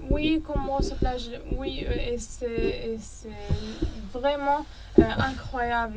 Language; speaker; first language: French; non-native, learner; Arabic